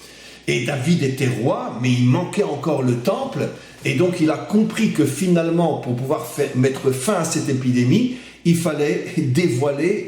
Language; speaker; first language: French; native; French